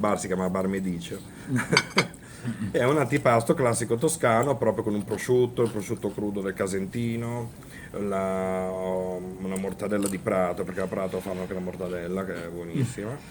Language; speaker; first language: Italian; native; Italian